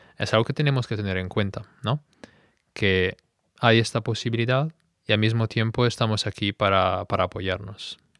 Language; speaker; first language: Spanish; non-native, fluent; Italian